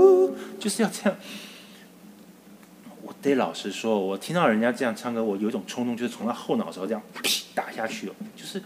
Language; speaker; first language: Chinese; native; Chinese